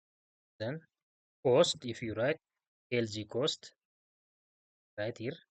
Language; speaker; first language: English; non-native, local second language; Oromo